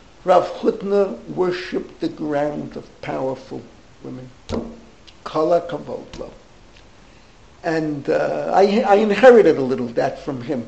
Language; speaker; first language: English; native; English